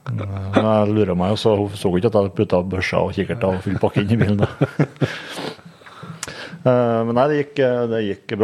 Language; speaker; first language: Norwegian; native; Norwegian